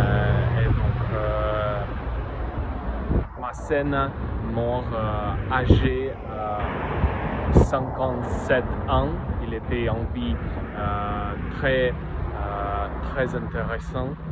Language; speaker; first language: French; non-native, learner; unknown